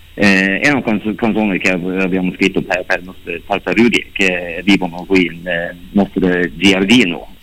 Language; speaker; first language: Italian; non-native, learner; Norwegian